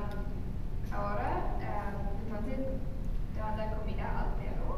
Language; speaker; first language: Spanish; non-native, learner; English